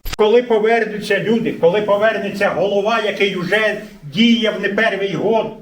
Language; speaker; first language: Ukrainian; native; Ukrainian